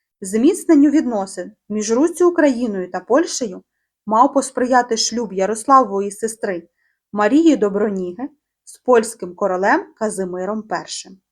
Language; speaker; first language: Ukrainian; native; Ukrainian